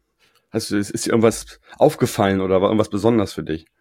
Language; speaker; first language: German; native; German